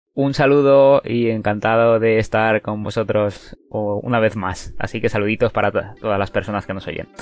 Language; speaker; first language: Spanish; non-native, local second language; Catalan